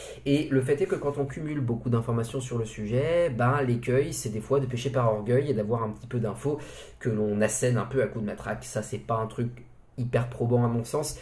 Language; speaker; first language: French; native; French